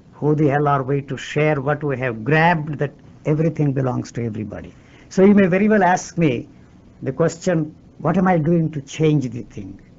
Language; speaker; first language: English; non-native, local second language; Telugu